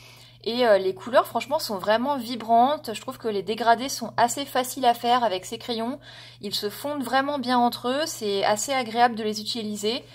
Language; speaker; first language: French; native; French